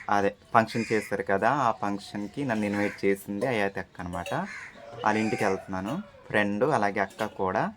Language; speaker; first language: Telugu; native; Telugu